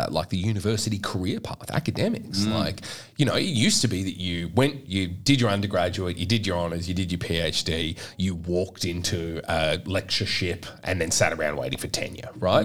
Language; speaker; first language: English; native; English